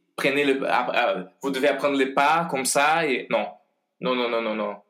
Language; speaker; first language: French; non-native, fluent; Portuguese